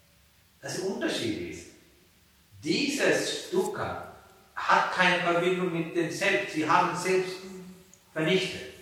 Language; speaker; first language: German; non-native, fluent; Sinhala